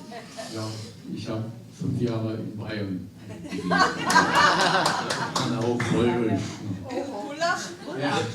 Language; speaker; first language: German; non-native, fluent; English